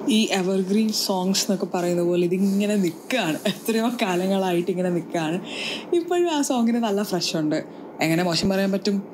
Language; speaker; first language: Malayalam; native; Malayalam